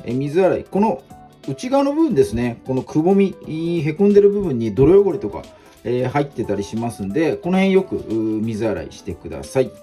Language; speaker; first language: Japanese; native; Japanese